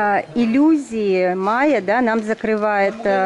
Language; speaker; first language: Russian; native; Russian